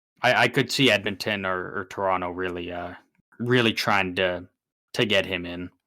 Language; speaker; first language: English; native; English